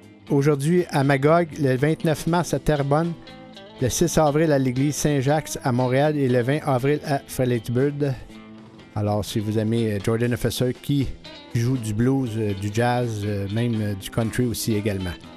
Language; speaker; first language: French; native; French